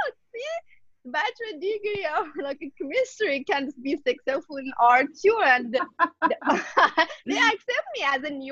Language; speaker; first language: English; non-native, learner; Persian